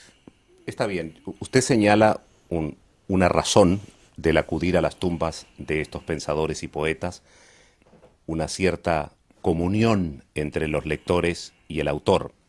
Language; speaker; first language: Spanish; native; Spanish